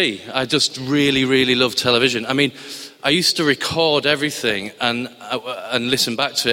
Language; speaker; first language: English; native; English